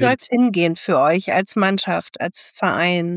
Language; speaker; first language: German; native; German